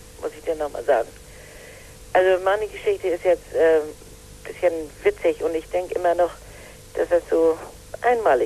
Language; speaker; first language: German; native; German